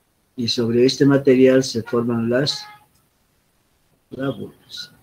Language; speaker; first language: Spanish; native; Spanish